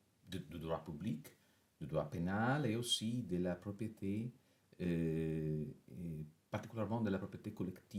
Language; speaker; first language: French; non-native, fluent; Italian